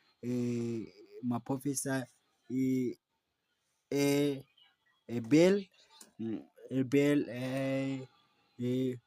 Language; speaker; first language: French; non-native, learner; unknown